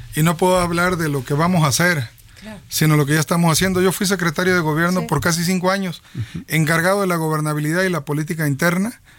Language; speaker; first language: Spanish; native; Spanish